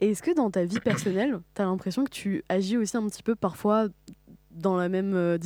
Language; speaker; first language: French; native; French